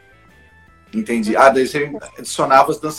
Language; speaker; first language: Portuguese; native; Portuguese